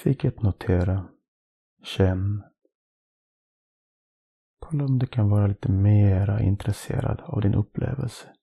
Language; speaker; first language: Swedish; non-native, fluent; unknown